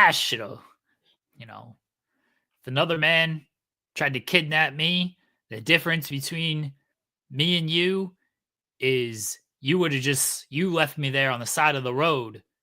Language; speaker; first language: English; native; English